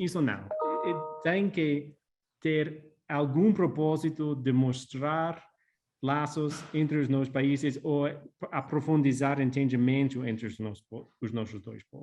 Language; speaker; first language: Portuguese; non-native, fluent; English